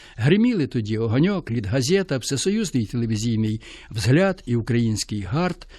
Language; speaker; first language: Ukrainian; native; Ukrainian